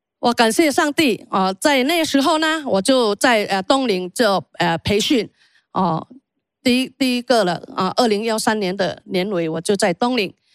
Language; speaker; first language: Chinese; early bilingual, heritage; Chinese